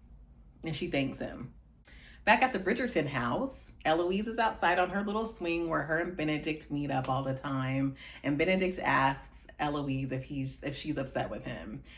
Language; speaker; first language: English; native; English